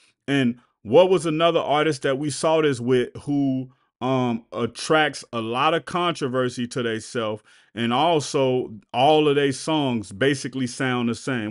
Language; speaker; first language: English; native; English